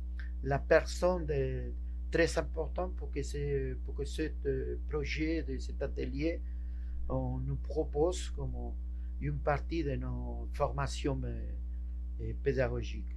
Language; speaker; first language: French; non-native, fluent; Spanish